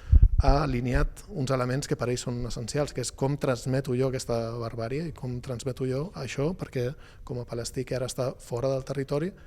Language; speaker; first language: Catalan; native; Catalan